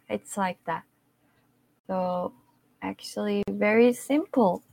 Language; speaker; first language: English; non-native, fluent; Korean